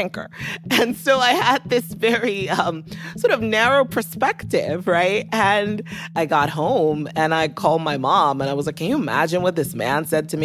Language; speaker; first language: English; non-native, local second language; Yoruba